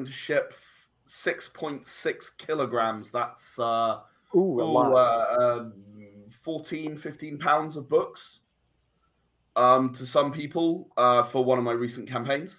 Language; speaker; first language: English; native; English